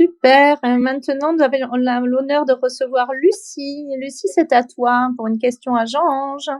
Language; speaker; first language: French; native; French